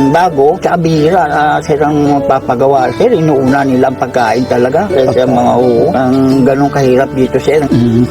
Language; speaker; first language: Filipino; native; Filipino